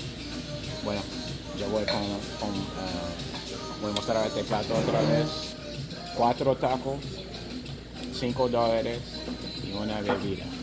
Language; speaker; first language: Spanish; non-native, learner; English